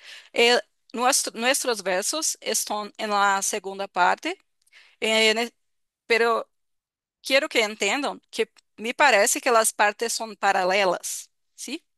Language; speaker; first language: Spanish; non-native, fluent; Portuguese